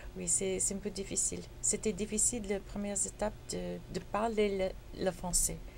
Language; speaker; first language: French; non-native, fluent; Spanish